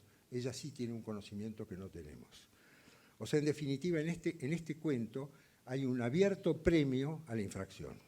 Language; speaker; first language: Spanish; native; Spanish